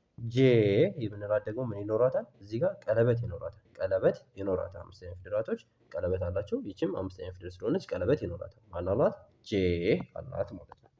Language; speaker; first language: Amharic; native; Amharic